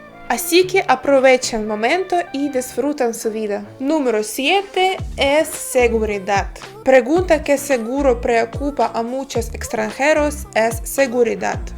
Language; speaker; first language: Spanish; non-native, fluent; Ukrainian